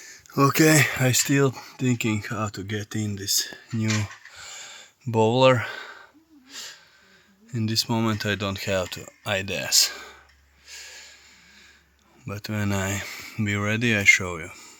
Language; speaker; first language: English; non-native, learner; Latvian